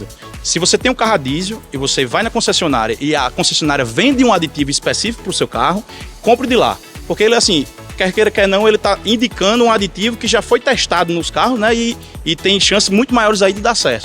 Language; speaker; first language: Portuguese; native; Portuguese